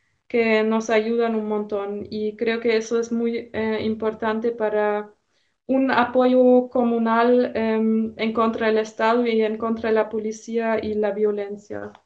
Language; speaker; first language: Spanish; non-native, fluent; German